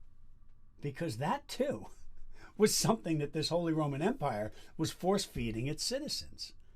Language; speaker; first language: English; native; English